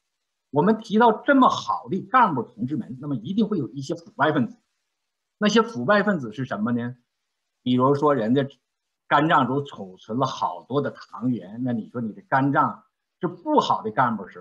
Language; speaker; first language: Chinese; native; Chinese